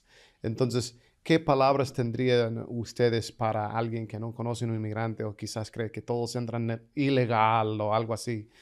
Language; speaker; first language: Spanish; non-native, fluent; English